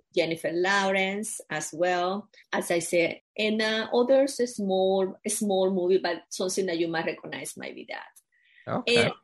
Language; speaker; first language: English; non-native, fluent; Spanish